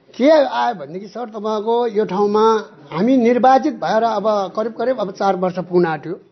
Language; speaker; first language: Nepali; non-native, local second language; Eastern Tamang